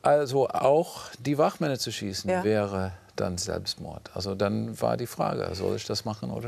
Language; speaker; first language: German; non-native, fluent; English